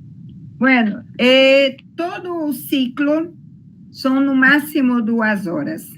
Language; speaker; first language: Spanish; non-native, learner; Portuguese